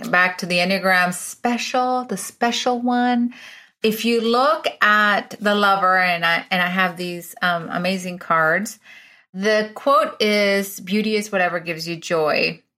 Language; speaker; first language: English; early bilingual, other home language; Spanish